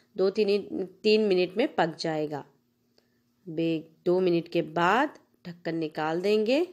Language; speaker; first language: Hindi; non-native, local second language; Telugu